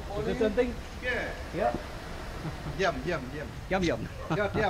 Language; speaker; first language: English; non-native, fluent; Hindi